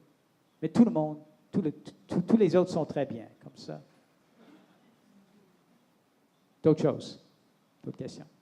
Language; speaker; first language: French; non-native, local second language; English